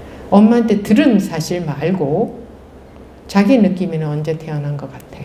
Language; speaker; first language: Korean; native; Korean